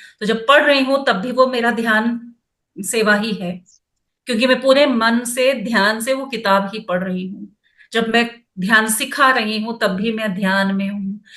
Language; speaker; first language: Hindi; non-native, local second language; Kannada